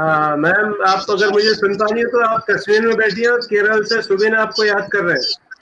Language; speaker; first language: Hindi; native; Hindi